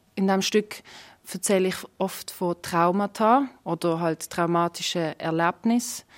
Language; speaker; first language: German; native; German